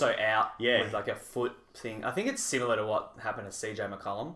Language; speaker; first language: English; native; English